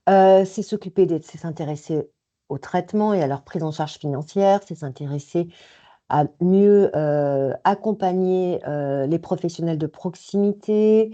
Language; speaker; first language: French; native; French